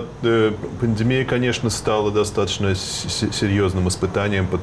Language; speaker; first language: Russian; native; Russian